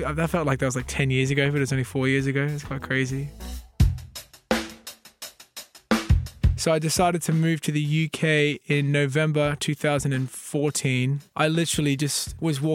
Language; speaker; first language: English; native; English